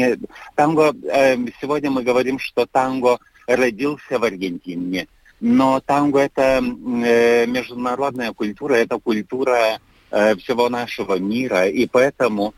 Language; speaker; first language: Russian; non-native, fluent; Lithuanian